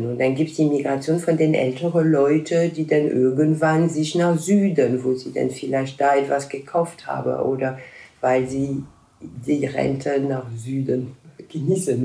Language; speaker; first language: German; non-native, learner; French